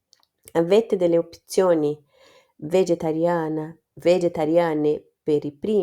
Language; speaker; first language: Italian; non-native, fluent; Portuguese